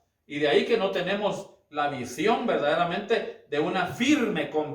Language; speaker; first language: Spanish; native; Spanish